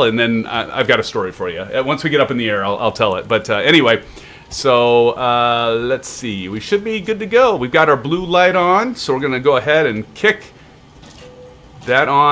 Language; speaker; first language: English; native; English